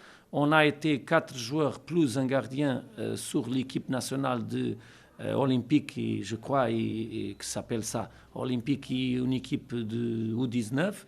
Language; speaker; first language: French; non-native, learner; Portuguese